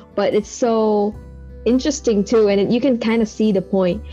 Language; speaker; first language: English; non-native, fluent; Vietnamese